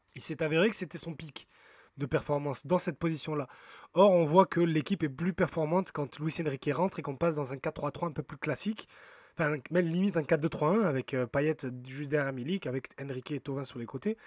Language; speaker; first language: French; native; French